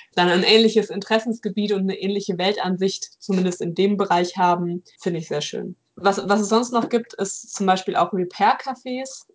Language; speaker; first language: German; native; German